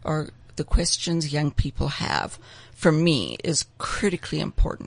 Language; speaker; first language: English; native; English